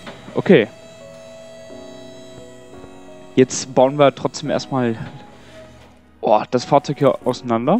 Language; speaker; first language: German; native; German